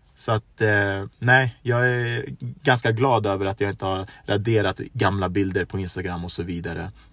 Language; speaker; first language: Swedish; early bilingual, other home language; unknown